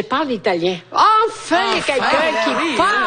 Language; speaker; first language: French; non-native, fluent; Italian